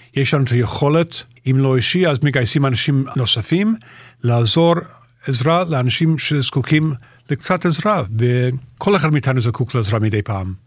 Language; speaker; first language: Hebrew; non-native, fluent; English